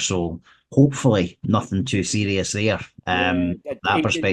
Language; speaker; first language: English; native; English